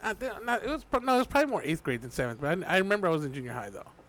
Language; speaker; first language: English; early bilingual, other home language; Spanish